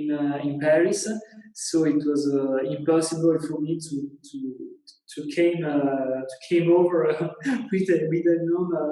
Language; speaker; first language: English; non-native, learner; Italian